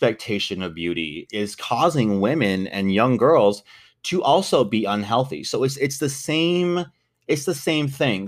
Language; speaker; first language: English; native; English